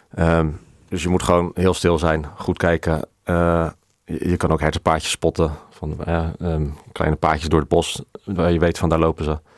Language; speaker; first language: Dutch; native; Dutch